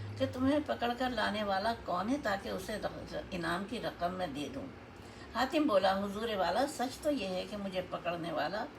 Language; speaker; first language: Urdu; native; Urdu